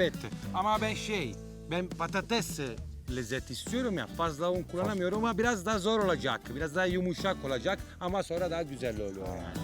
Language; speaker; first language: Turkish; non-native, fluent; Italian